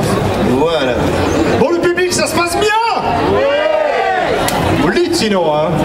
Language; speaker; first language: French; native; French